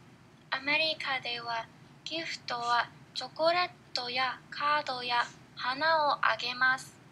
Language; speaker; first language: Japanese; non-native, learner; English